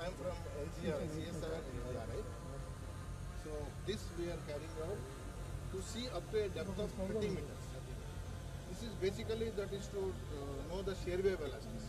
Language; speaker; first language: English; non-native, local second language; Telugu